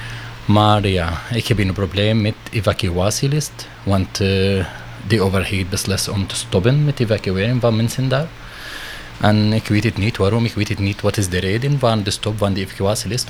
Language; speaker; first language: Dutch; non-native, learner; Arabic